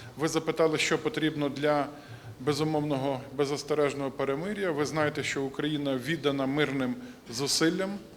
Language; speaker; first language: Ukrainian; native; Ukrainian